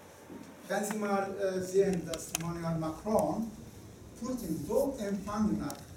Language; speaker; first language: German; non-native, fluent; Turkish